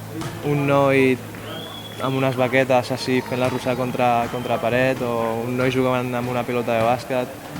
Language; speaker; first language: Catalan; early bilingual, other home language; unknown